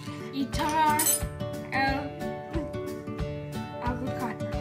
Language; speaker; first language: Spanish; non-native, learner; English